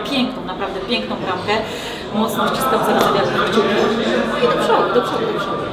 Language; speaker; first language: Polish; native; Polish